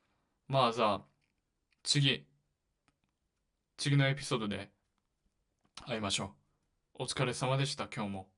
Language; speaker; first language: Japanese; non-native, learner; Korean